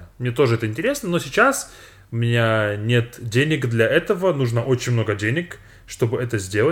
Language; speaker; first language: Russian; non-native, fluent; English